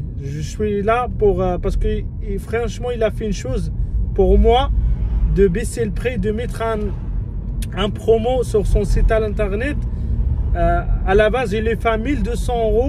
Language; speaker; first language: French; non-native, fluent; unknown